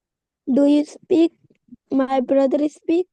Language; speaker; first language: English; non-native, learner; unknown